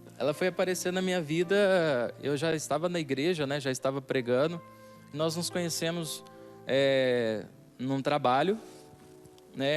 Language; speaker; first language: Portuguese; native; Portuguese